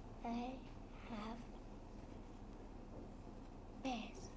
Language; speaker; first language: English; non-native, learner; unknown